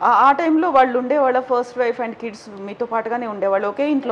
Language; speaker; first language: Telugu; native; Telugu